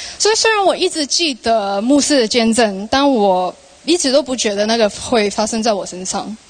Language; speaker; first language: Chinese; non-native, local second language; Cantonese